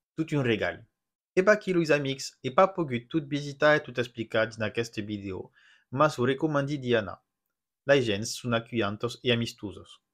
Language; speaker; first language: Occitan; non-native, local second language; French